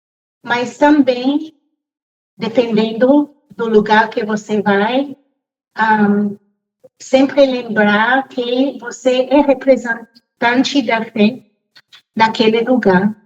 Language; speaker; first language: Portuguese; non-native, fluent; English